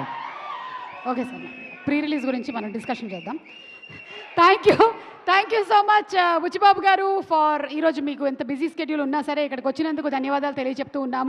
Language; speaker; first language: Telugu; native; Telugu